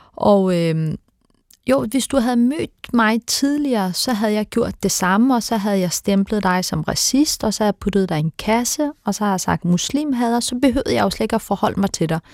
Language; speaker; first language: Danish; early bilingual, other home language; Turkish